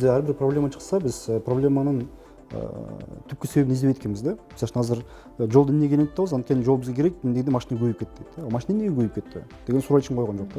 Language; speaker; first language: Kyrgyz; native; Kyrgyz